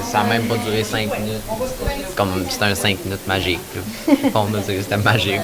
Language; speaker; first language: French; native; French